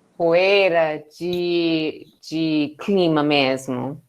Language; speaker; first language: Portuguese; non-native, learner; English